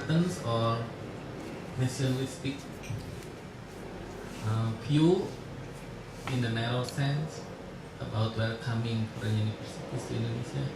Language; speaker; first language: English; non-native, local second language; Indonesian